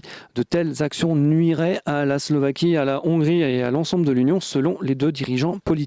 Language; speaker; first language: French; native; French